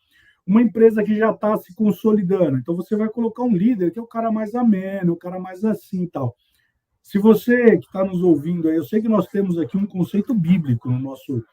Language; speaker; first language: Portuguese; native; Portuguese